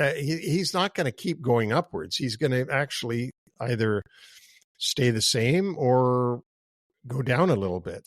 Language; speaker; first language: English; native; English